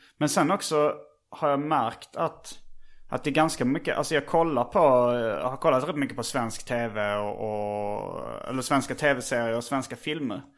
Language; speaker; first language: Swedish; native; Swedish